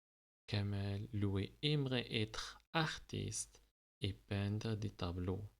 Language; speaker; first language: French; non-native, local second language; Arabic